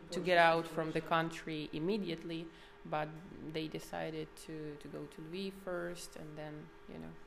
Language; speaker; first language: English; non-native, fluent; Ukrainian